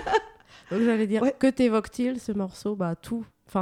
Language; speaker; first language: French; native; French